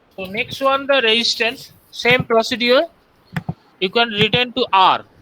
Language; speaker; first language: English; non-native, local second language; Bangla